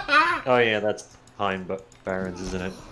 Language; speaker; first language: English; native; English